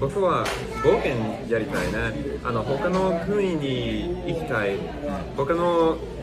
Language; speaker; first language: Japanese; non-native, learner; English